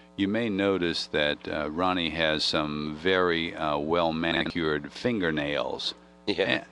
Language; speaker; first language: English; native; English